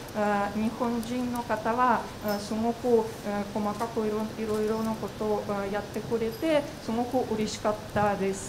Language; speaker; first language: Japanese; non-native, fluent; Russian